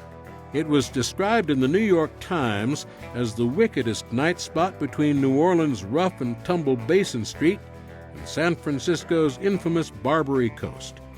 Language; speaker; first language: English; native; English